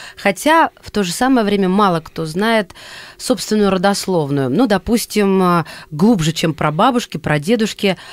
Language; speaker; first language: Russian; native; Russian